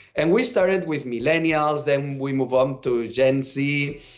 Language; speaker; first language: English; non-native, fluent; Spanish